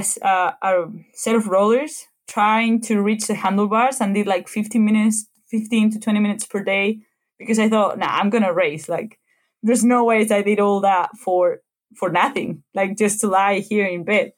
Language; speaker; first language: English; non-native, fluent; Spanish